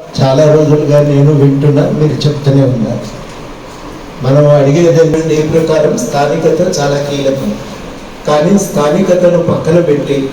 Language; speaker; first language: Telugu; native; Telugu